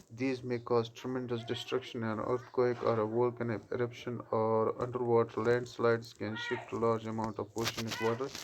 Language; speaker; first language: English; non-native, local second language; Urdu